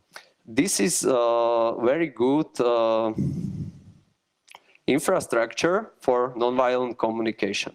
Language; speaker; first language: English; non-native, learner; Slovak